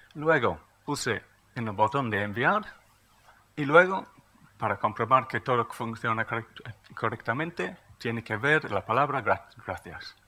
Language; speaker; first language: Spanish; non-native, fluent; English